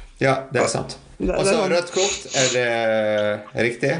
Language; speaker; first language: Norwegian; non-native, fluent; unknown